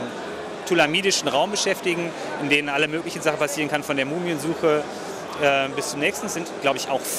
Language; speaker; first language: German; native; German